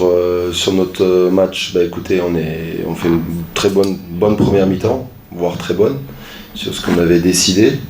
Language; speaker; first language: French; native; French